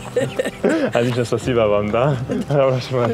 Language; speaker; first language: Russian; non-native, learner; German